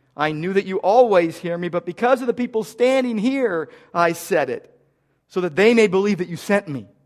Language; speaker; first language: English; native; English